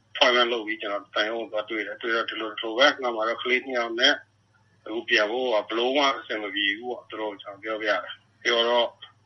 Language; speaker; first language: Burmese; native; Burmese